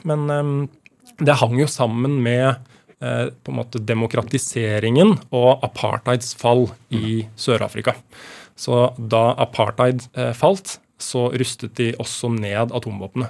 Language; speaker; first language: Norwegian; native; Norwegian